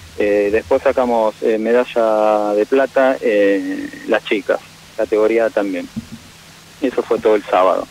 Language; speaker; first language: Spanish; native; Spanish